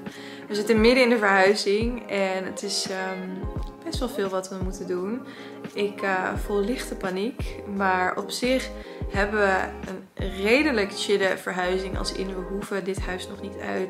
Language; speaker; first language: Dutch; native; Dutch